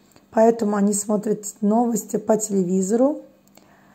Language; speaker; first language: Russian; non-native, fluent; Azerbaijani